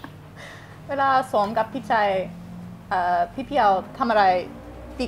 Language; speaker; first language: Thai; non-native, learner; English